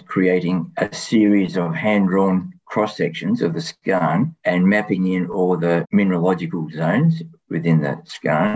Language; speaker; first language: English; native; English